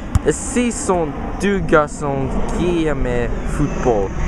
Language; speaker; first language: French; non-native, learner; English